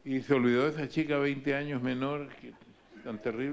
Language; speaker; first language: Spanish; native; Spanish